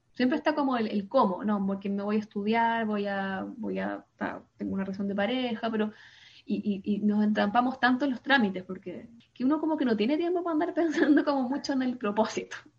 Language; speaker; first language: Spanish; native; Spanish